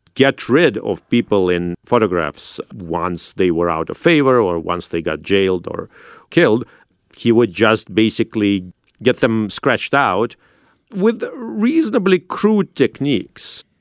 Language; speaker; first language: English; non-native, fluent; Russian